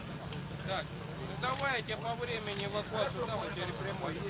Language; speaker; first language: Russian; native; Russian